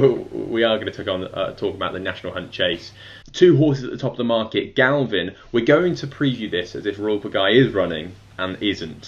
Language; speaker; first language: English; native; English